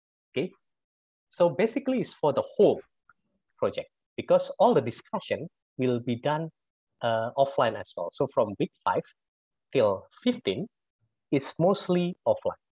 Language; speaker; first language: English; non-native, fluent; Indonesian